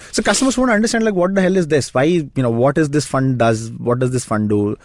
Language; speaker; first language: English; non-native, local second language; Kannada